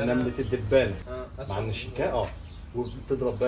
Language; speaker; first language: Arabic; native; Arabic